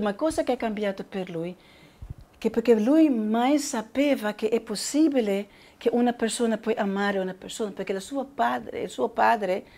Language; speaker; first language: Italian; non-native, learner; Spanish